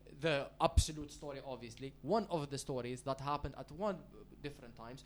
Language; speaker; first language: English; non-native, fluent; Arabic